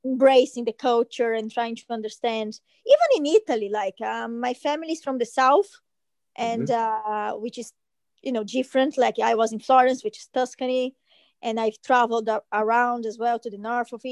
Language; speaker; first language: English; non-native, fluent; Portuguese